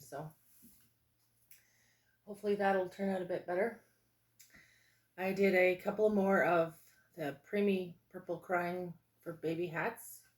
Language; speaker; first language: English; native; English